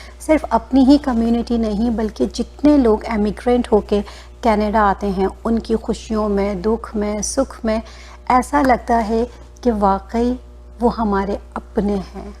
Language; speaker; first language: Urdu; native; Urdu